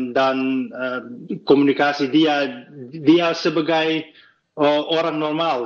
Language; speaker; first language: Indonesian; early bilingual, heritage; Dutch